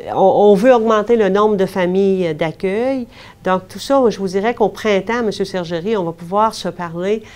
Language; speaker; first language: French; native; French